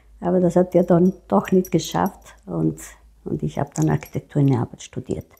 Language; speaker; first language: German; non-native, fluent; Italian